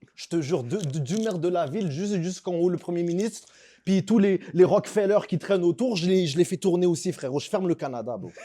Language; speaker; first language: French; early bilingual, other home language; Arabic